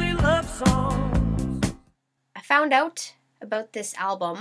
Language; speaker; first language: English; native; English